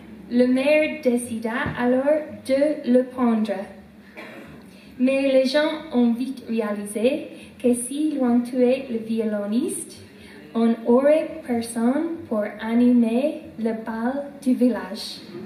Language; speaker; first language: French; non-native, learner; English